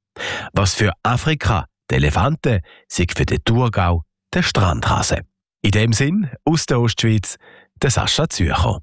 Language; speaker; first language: German; native; German